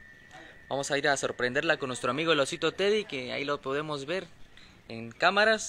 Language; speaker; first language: Spanish; native; Spanish